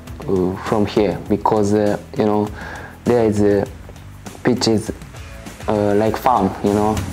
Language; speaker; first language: English; non-native, learner; Japanese